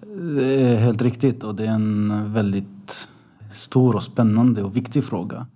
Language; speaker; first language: Swedish; early bilingual, other home language; Arabic